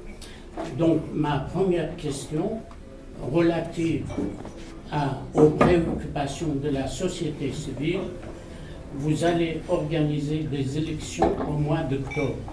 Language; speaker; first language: French; non-native, fluent; Arabic